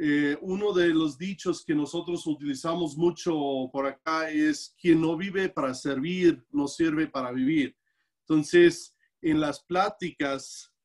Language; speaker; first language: Spanish; non-native, local second language; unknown